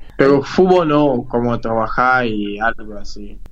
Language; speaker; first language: Spanish; non-native, learner; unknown